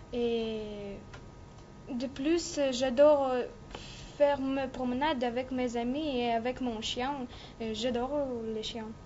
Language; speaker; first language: French; non-native, learner; Russian